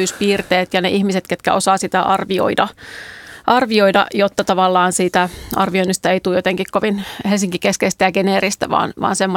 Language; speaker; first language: Finnish; native; Finnish